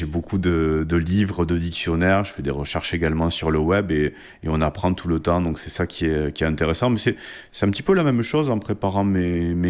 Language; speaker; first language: French; native; French